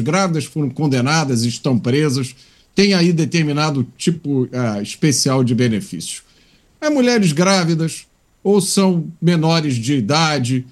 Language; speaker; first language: Portuguese; native; Portuguese